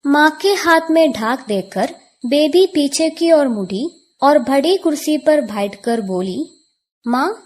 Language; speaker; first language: Hindi; non-native, local second language; Malayalam